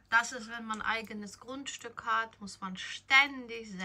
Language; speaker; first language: German; non-native, fluent; Ukrainian